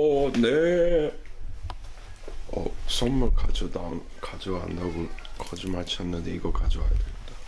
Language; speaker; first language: Korean; early bilingual, heritage; Korean